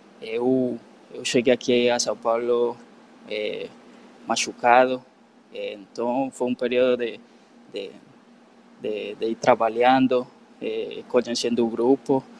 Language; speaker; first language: Portuguese; non-native, learner; Spanish